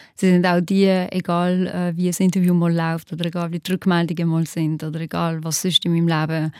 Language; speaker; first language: German; early bilingual, other home language; Albanian